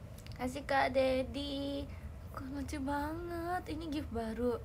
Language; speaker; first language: Indonesian; native; Indonesian